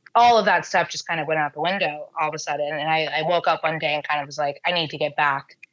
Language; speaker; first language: English; native; English